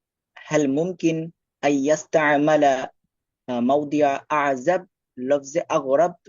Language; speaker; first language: Arabic; non-native, learner; Bangla